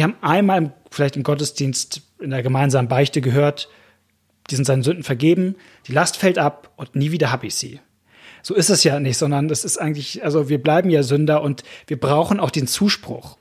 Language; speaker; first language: German; native; German